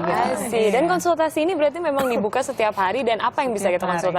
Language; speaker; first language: Indonesian; native; Indonesian